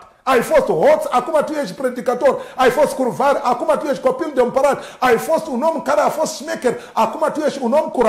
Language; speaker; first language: Romanian; non-native, learner; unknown